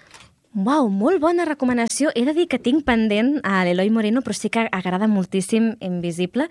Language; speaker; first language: Catalan; native; Catalan